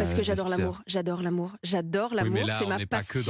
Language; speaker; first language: French; native; French